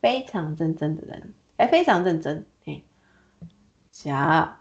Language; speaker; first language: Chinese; non-native, fluent; Japanese